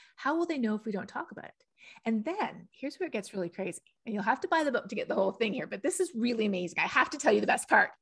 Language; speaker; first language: English; native; English